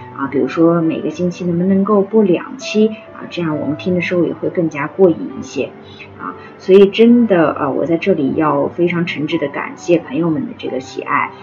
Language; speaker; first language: Chinese; non-native, local second language; Uyghur